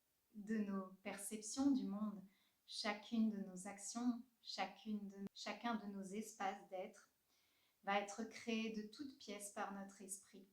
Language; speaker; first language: French; native; French